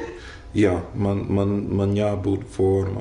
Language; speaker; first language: Latvian; non-native, fluent; English